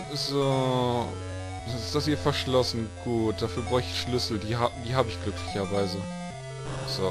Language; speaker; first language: German; native; German